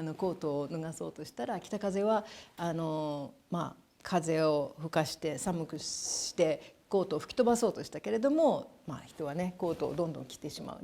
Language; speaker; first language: Japanese; native; Japanese